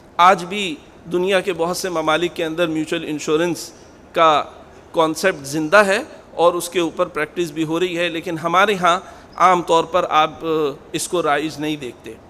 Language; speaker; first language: Urdu; native; Urdu